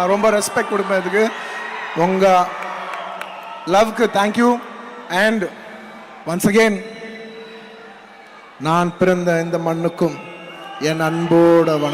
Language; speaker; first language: Tamil; non-native, local second language; Telugu